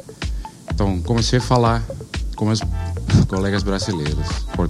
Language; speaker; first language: Portuguese; non-native, learner; Dutch